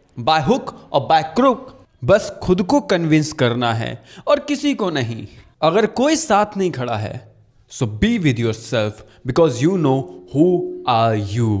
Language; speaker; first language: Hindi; native; Hindi